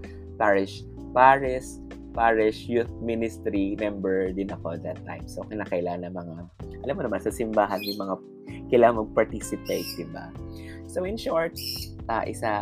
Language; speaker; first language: English; non-native, local second language; Filipino